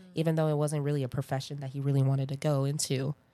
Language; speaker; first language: English; early bilingual, other home language; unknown